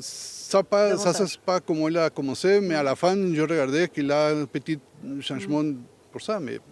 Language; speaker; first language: French; non-native, learner; Spanish